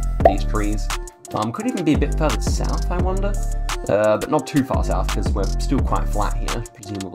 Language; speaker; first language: English; native; English